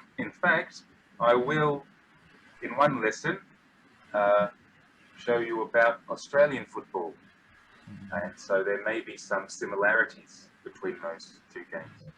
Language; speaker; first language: English; non-native, fluent; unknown